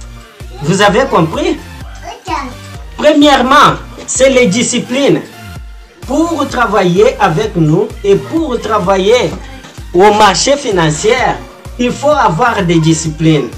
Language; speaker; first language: French; non-native, fluent; Portuguese